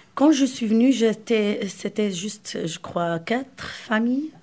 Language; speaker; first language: French; non-native, local second language; Arabic